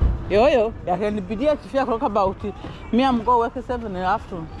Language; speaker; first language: English; non-native, learner; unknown